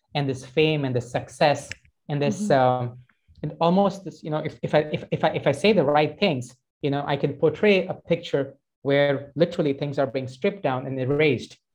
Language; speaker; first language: English; non-native, local second language; Hindi